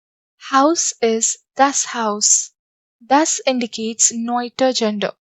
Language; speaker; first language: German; non-native, fluent; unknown